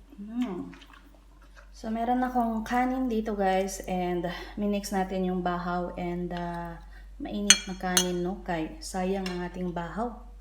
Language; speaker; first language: Filipino; non-native, local second language; Cebuano